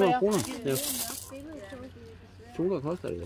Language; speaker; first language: Danish; native; Danish